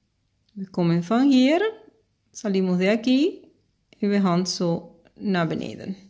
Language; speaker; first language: Dutch; non-native, fluent; Spanish